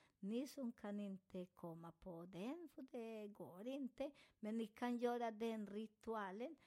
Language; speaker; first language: Swedish; non-native, fluent; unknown